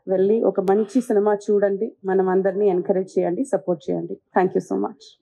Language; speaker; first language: Telugu; non-native, fluent; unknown